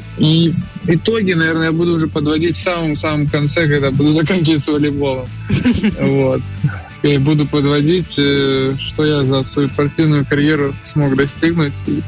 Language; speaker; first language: Russian; native; Russian